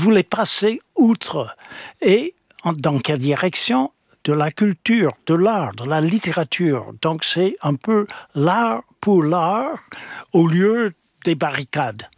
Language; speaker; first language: French; non-native, fluent; English